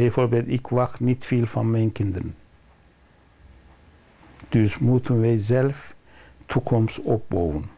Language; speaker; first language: Dutch; non-native, learner; Turkish